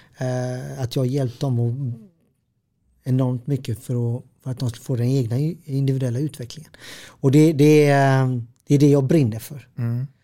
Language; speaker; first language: Swedish; early bilingual, other home language; Serbian